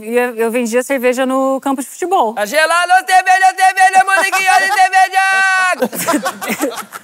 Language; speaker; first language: Portuguese; native; Portuguese